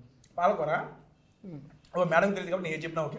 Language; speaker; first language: Telugu; native; Telugu